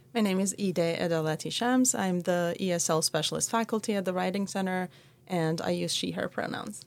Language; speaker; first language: English; non-native, fluent; Persian